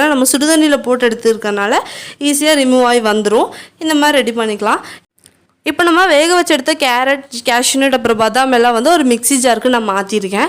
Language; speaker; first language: Tamil; native; Tamil